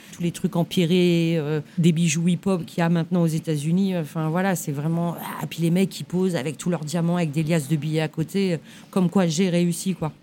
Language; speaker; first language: French; native; French